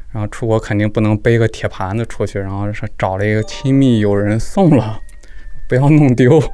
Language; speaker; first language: Chinese; native; Chinese